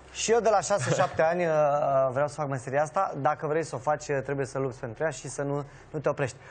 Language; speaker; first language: Romanian; native; Romanian